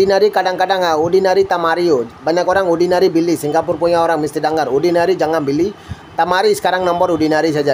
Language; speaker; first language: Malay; non-native, learner; Bangla